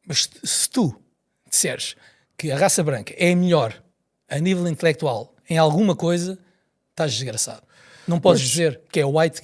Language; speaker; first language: Portuguese; native; Portuguese